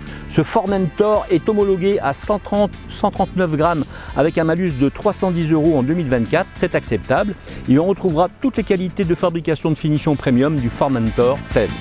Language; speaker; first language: French; native; French